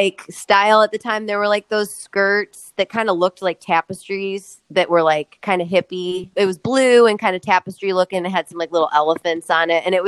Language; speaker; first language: English; native; English